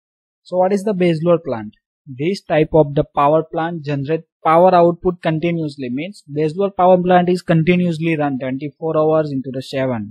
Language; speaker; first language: English; non-native, local second language; Gujarati